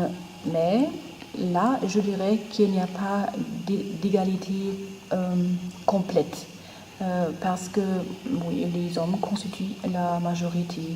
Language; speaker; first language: French; non-native, fluent; German